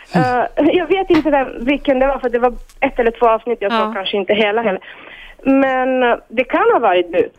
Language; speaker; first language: Swedish; non-native, fluent; Bulgarian